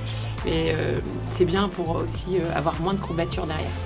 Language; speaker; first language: French; native; French